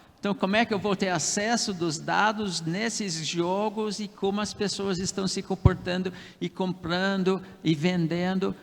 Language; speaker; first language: Portuguese; non-native, fluent; English